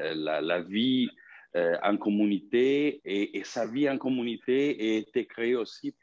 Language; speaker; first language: French; non-native, fluent; Italian